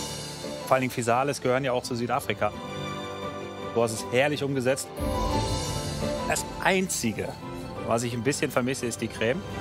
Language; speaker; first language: German; native; German